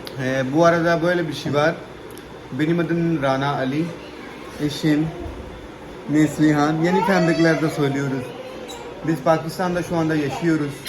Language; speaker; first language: Turkish; non-native, learner; Punjabi